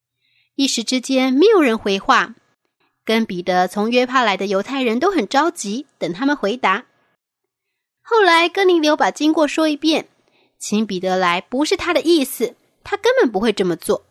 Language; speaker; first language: Chinese; native; Chinese